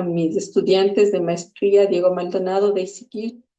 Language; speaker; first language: Spanish; native; Spanish